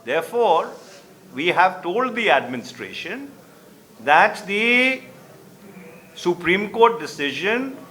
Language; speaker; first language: English; non-native, local second language; Hindi